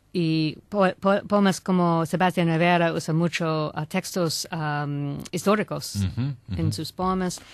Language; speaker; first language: Spanish; non-native, learner; English